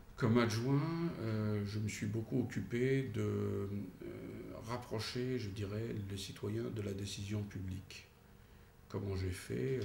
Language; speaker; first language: French; early bilingual, other home language; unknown